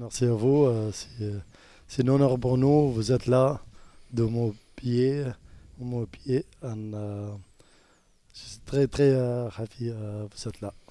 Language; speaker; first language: French; non-native, learner; Arabic